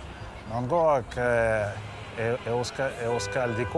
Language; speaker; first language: Basque; non-native, learner; Russian